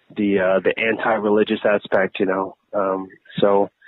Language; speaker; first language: English; native; English